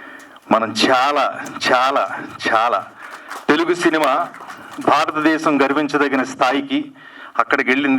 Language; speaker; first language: Telugu; native; Telugu